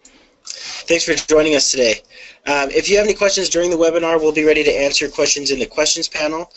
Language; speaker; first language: English; native; English